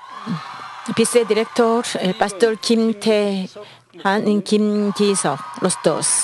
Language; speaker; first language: Spanish; non-native, learner; Korean